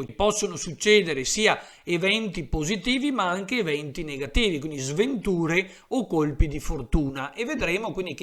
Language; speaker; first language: Italian; native; Italian